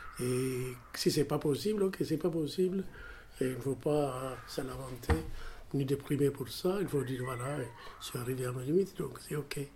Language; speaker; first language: French; non-native, fluent; Amharic